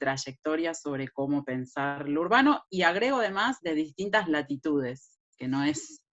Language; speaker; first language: Spanish; native; Spanish